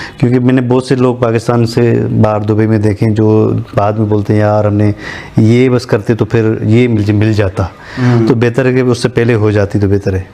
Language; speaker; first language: Urdu; non-native, local second language; Sindhi